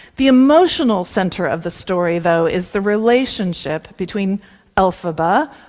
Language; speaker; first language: English; native; English